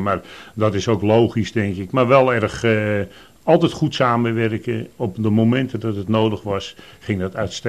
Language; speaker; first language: Dutch; native; Dutch